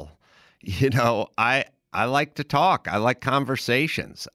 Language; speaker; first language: English; native; English